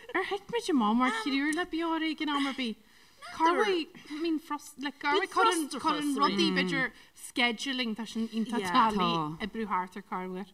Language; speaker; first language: Irish; native; Irish